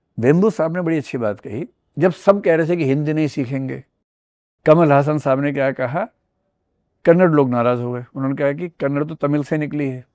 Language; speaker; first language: Hindi; native; Hindi